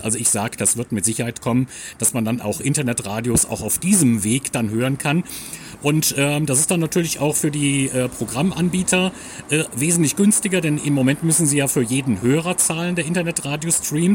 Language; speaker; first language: German; native; German